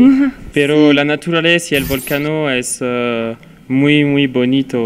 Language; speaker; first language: Spanish; non-native, learner; French